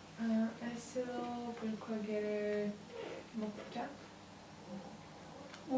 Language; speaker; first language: Korean; non-native, learner; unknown